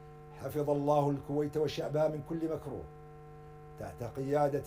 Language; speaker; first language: Arabic; native; Arabic